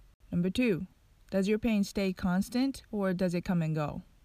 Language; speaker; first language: English; non-native, fluent; Japanese